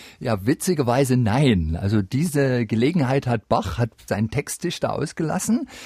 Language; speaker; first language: German; native; German